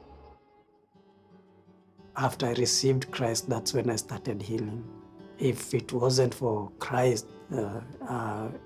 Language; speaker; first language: English; non-native, local second language; Swahili